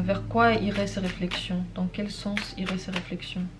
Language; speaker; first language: French; native; French